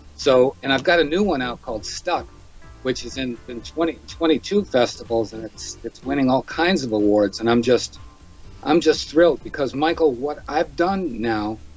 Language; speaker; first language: English; native; English